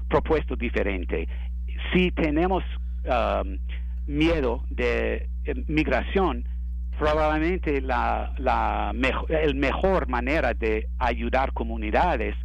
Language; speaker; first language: Spanish; non-native, learner; English